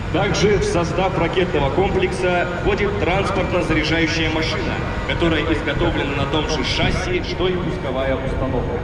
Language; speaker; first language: Russian; native; Russian